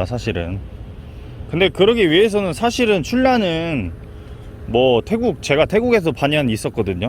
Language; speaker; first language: Korean; native; Korean